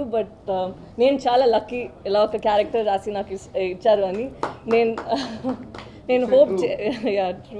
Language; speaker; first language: Telugu; non-native, local second language; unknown